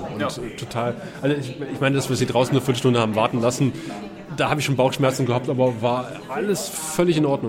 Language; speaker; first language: German; native; German